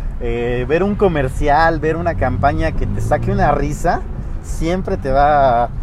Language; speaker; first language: Spanish; native; Spanish